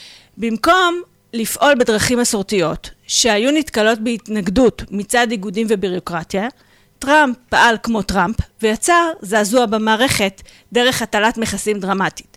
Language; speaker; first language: Hebrew; native; Hebrew